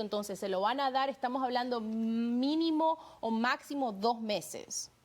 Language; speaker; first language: Spanish; native; Spanish